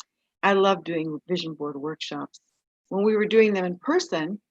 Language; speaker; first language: English; native; English